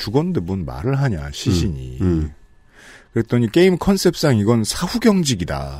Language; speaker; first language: Korean; native; Korean